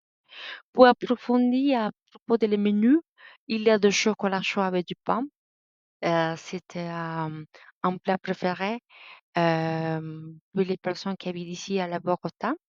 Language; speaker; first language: French; non-native, learner; Spanish